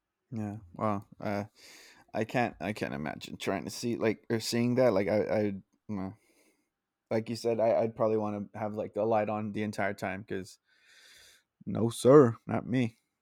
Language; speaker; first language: English; early bilingual, other home language; Spanish